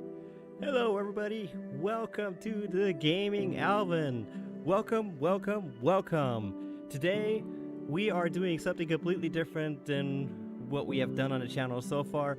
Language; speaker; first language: English; native; English